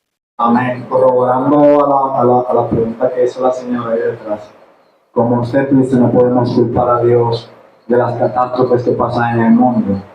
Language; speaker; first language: Spanish; native; Spanish